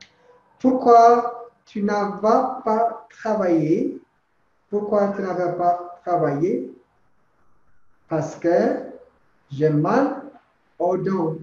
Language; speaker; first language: French; non-native, fluent; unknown